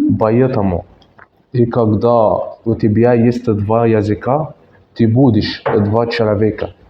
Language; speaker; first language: Russian; non-native, learner; Arabic